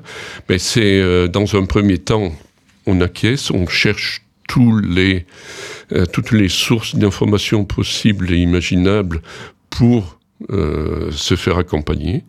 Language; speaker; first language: French; native; French